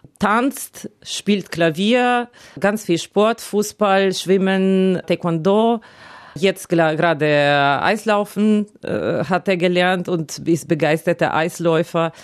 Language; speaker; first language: German; non-native, fluent; Ukrainian